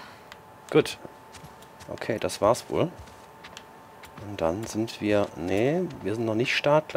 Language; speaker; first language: German; native; German